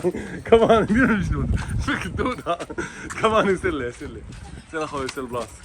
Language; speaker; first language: Arabic; native; Arabic